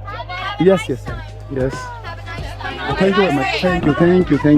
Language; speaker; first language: English; non-native, learner; Urdu